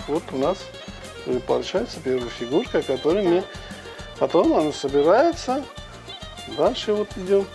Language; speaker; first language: Russian; non-native, local second language; Armenian